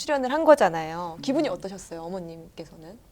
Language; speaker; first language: Korean; native; Korean